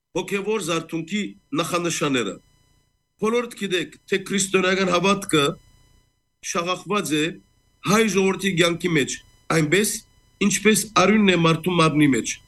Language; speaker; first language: Armenian; native; Armenian